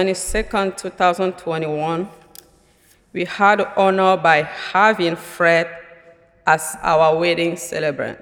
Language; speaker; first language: English; non-native, local second language; French